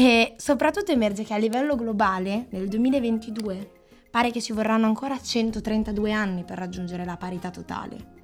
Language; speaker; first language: Italian; native; Italian